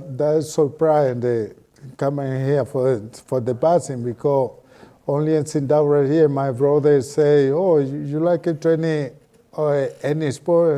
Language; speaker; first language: English; non-native, learner; Spanish